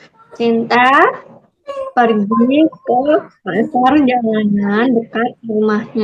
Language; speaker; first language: Indonesian; native; Indonesian